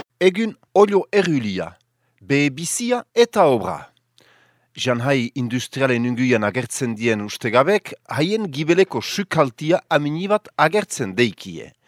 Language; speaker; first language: Basque; native; Basque